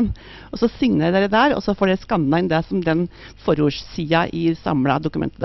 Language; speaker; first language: Norwegian; native; Norwegian